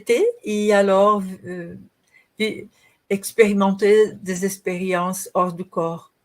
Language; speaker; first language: French; non-native, learner; Portuguese